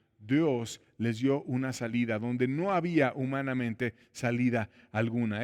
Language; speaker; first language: Spanish; native; Spanish